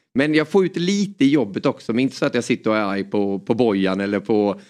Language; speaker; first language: Swedish; native; Swedish